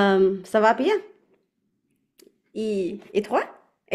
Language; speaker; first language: French; non-native, learner; Chinese